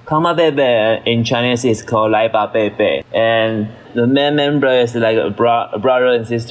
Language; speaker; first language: English; non-native, learner; Chinese